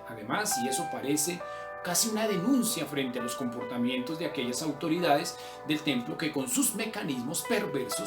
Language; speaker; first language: Spanish; native; Spanish